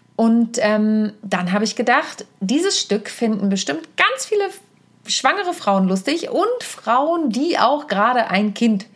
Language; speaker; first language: German; native; German